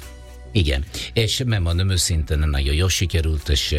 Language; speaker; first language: Hungarian; non-native, fluent; Italian